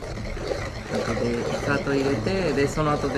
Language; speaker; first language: Japanese; non-native, fluent; Spanish